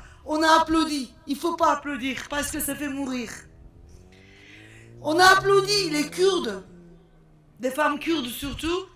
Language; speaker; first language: French; non-native, fluent; Turkish